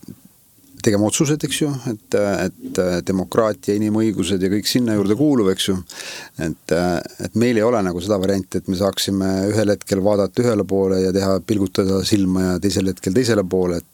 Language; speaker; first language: Estonian; native; Estonian